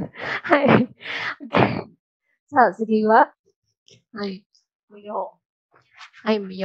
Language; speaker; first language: Japanese; non-native, learner; Khmer